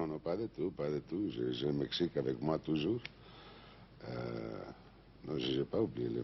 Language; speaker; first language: French; non-native, learner; Spanish